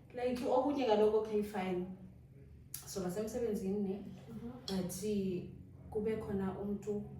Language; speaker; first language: Zulu; non-native, local second language; Xhosa